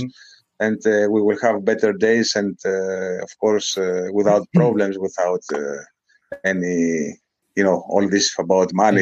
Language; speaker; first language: English; non-native, fluent; Greek